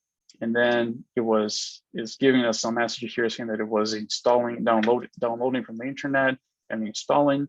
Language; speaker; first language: English; non-native, fluent; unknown